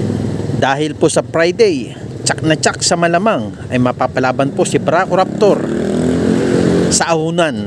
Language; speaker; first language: Filipino; native; Filipino